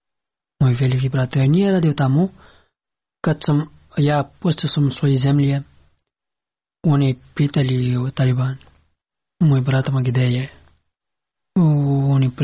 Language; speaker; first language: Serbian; non-native, learner; Pashto